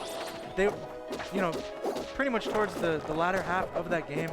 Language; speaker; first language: English; native; English